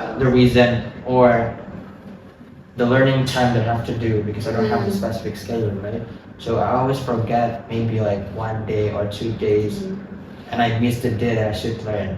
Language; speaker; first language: English; non-native, fluent; Indonesian